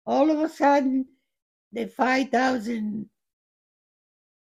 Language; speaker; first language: English; non-native, fluent; Italian